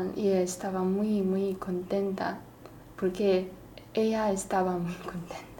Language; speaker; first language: Spanish; non-native, fluent; Chinese